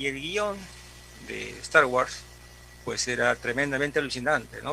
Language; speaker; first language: Spanish; native; Spanish